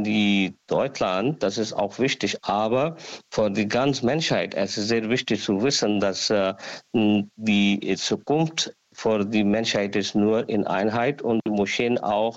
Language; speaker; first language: German; non-native, learner; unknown